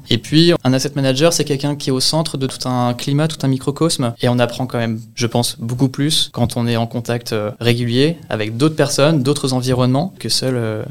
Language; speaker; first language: French; native; French